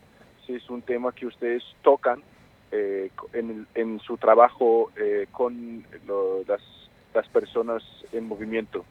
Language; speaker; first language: Spanish; non-native, fluent; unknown